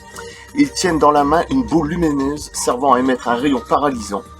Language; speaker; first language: French; native; French